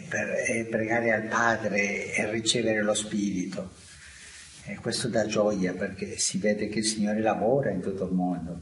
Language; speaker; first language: Italian; non-native, fluent; Spanish